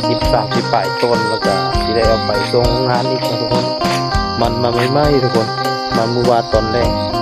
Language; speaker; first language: Thai; non-native, local second language; Lao